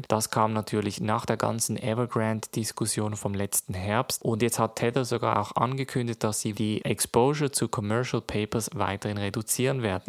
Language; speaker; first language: German; native; German